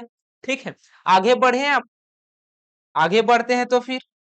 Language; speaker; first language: Hindi; native; Hindi